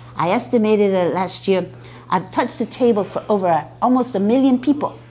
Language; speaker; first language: English; native; English